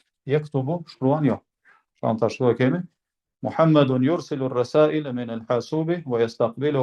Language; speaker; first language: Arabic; non-native, fluent; Albanian